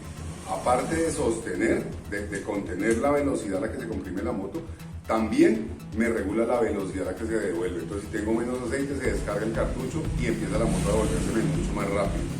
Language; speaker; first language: Spanish; native; Spanish